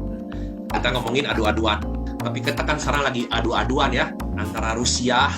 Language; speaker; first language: Indonesian; native; Indonesian